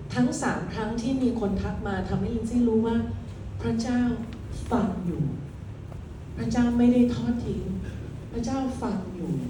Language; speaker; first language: Thai; early bilingual, other home language; Cantonese